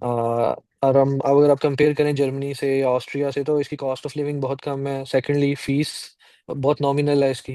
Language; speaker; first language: Urdu; non-native, local second language; Punjabi